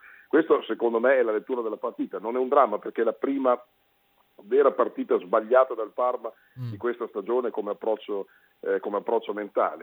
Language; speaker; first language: Italian; native; Italian